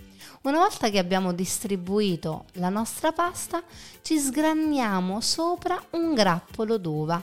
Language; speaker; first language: Italian; native; Italian